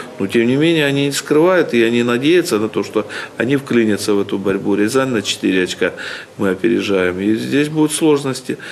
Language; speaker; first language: Russian; native; Russian